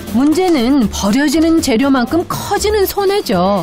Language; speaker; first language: Korean; native; Korean